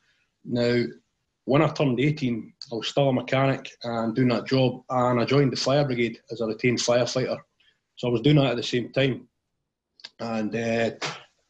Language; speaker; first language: English; native; English